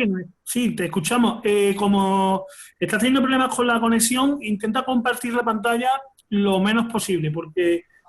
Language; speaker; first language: Spanish; native; Spanish